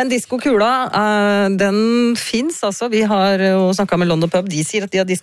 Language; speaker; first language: Norwegian; native; Norwegian